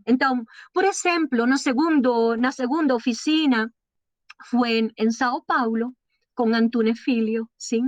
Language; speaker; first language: Portuguese; non-native, learner; Spanish